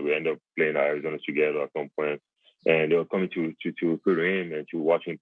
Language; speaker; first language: English; non-native, local second language; French